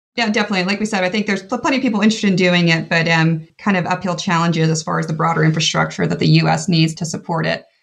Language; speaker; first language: English; native; English